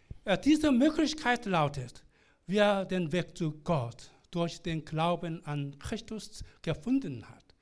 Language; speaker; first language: German; non-native, learner; Korean